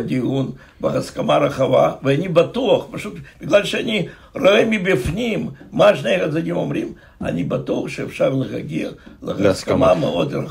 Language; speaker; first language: Hebrew; non-native, fluent; Russian